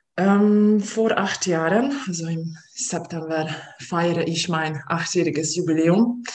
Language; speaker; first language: German; non-native, fluent; Hungarian